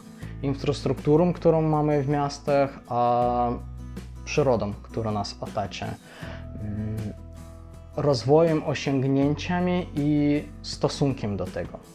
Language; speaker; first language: Polish; non-native, fluent; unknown